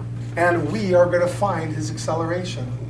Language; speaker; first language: English; native; English